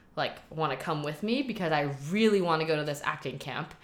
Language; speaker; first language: English; early bilingual, heritage; Chinese